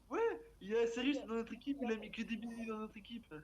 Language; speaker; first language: French; native; French